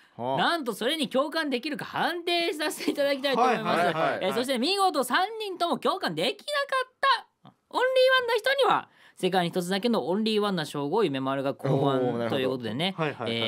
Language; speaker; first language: Japanese; native; Japanese